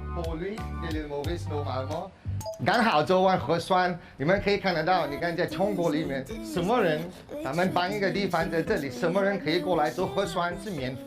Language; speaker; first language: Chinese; non-native, fluent; Morisyen